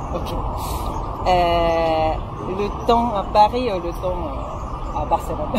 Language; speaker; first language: French; non-native, fluent; Japanese